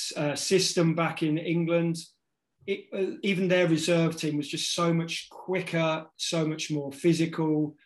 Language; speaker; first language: English; native; English